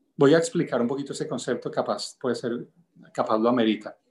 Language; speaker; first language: Spanish; native; Spanish